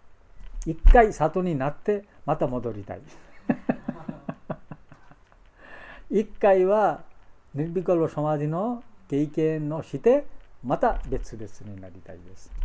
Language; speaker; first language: Japanese; non-native, fluent; Bangla